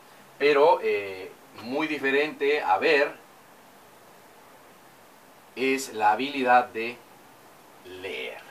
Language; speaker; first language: Spanish; native; Spanish